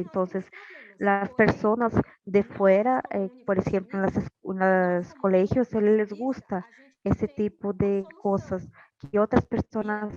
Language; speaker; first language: Spanish; non-native, learner; Portuguese